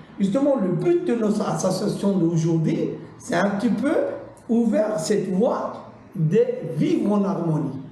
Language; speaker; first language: French; non-native, learner; Kurdish